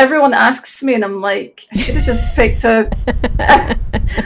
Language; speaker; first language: English; native; English